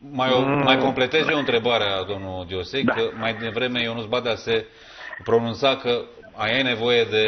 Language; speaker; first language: Romanian; native; Romanian